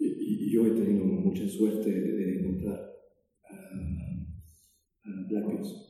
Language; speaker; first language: Spanish; non-native, fluent; French